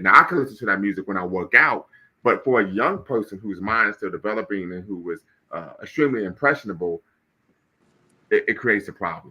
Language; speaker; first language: English; native; English